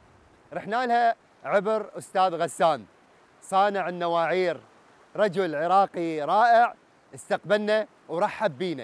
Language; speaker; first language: Arabic; native; Arabic